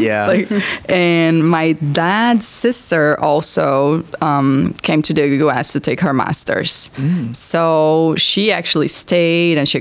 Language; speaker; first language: English; non-native, fluent; Portuguese